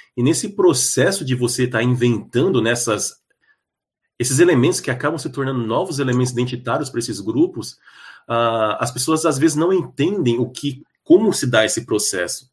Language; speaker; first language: Portuguese; native; Portuguese